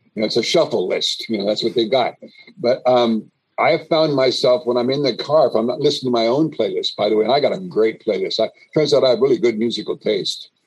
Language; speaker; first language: English; native; English